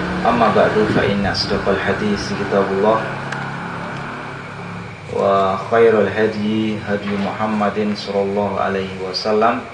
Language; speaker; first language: Arabic; non-native, fluent; Indonesian